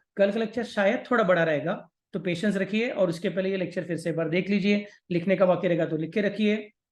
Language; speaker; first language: Hindi; non-native, local second language; Marathi